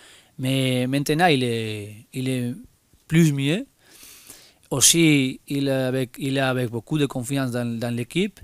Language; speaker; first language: French; non-native, learner; Spanish